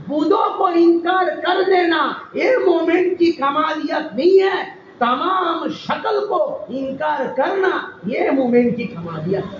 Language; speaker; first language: Hindi; non-native, local second language; Bangla